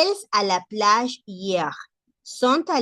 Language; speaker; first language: French; non-native, learner; Spanish